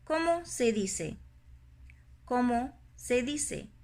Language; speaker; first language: Spanish; non-native, fluent; English